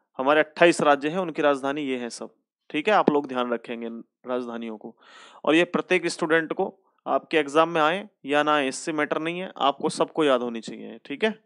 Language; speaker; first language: Hindi; native; Hindi